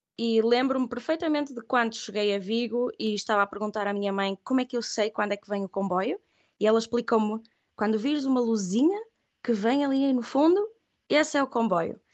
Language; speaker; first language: Portuguese; early bilingual, other home language; Catalan